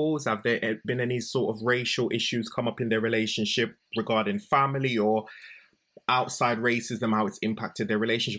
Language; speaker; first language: English; native; English